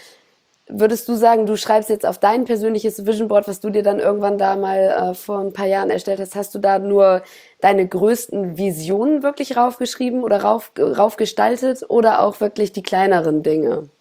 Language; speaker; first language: German; native; German